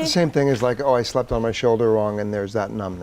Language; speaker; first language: English; native; English